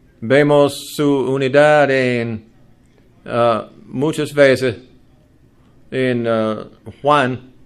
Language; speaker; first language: Spanish; non-native, learner; English